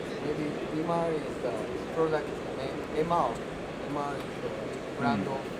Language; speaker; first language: English; non-native, learner; Japanese